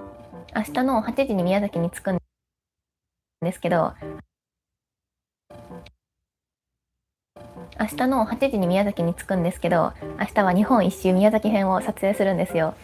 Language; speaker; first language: Japanese; native; Japanese